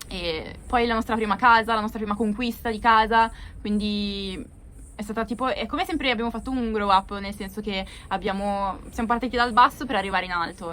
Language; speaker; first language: Italian; native; Italian